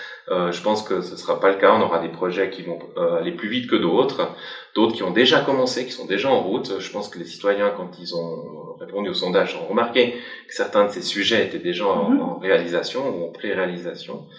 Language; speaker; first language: French; native; French